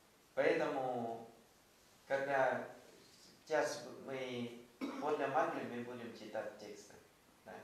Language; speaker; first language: Russian; non-native, fluent; Thai